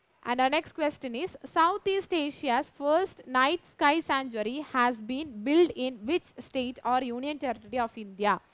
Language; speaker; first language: English; non-native, local second language; Malayalam